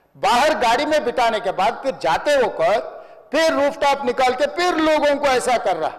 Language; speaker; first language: Hindi; non-native, local second language; Telugu